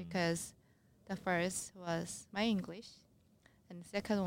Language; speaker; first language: English; non-native, learner; Korean